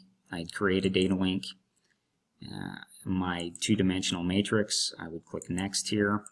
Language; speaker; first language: English; native; English